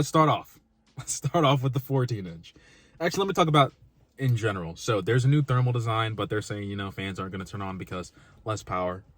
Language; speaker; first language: English; native; English